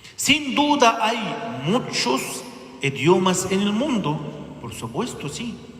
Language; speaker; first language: Spanish; non-native, learner; Arabic